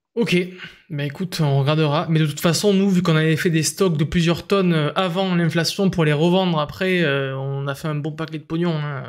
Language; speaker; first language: French; native; French